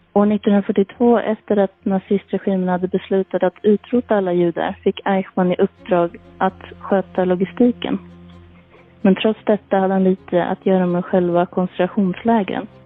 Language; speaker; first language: Swedish; native; Swedish